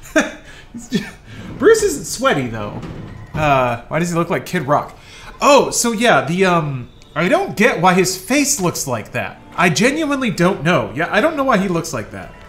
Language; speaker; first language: English; native; English